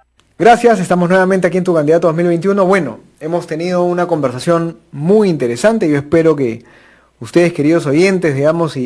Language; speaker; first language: Spanish; native; Spanish